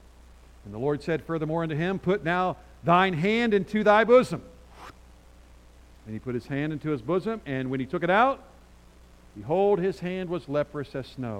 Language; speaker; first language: English; native; English